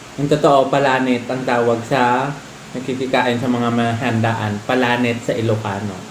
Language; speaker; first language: Filipino; non-native, local second language; Iloko